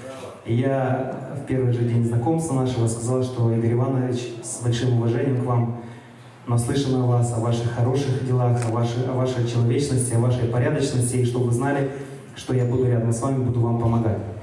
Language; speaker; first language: Russian; non-native, local second language; Romanian